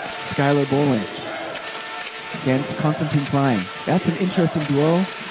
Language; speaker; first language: English; native; English